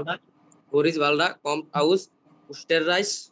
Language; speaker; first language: German; non-native, learner; Bangla